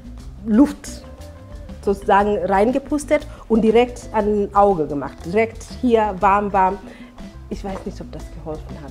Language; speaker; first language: German; non-native, fluent; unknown